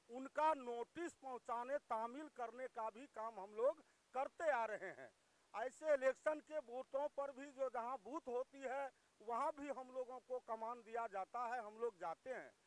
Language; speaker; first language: Hindi; native; Hindi